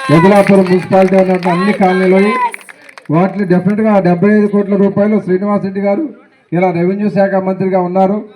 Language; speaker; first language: Telugu; native; Telugu